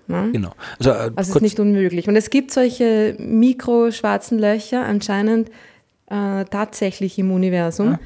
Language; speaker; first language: German; native; German